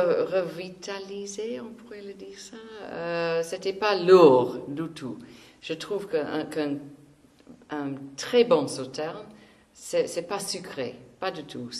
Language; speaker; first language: French; non-native, fluent; English